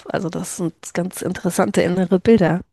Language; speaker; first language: German; native; German